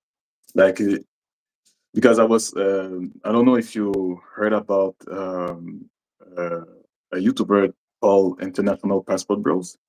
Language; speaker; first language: English; non-native, local second language; French